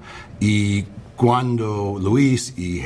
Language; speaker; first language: Spanish; non-native, learner; English